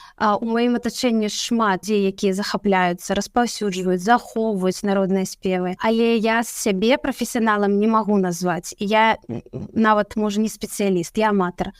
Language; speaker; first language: Belarusian; non-native, local second language; Russian